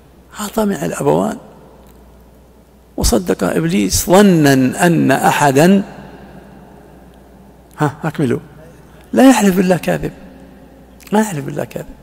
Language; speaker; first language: Arabic; native; Arabic